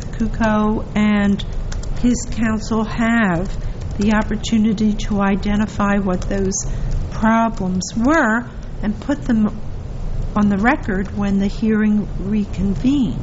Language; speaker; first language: English; native; English